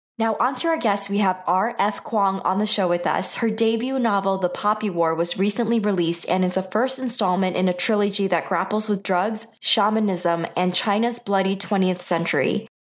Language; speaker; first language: English; native; English